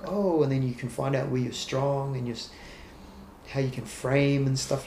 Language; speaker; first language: English; native; English